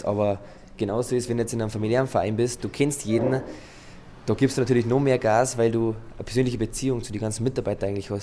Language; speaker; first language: German; native; German